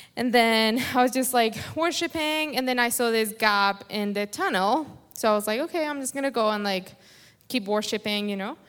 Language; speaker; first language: English; non-native, fluent; Spanish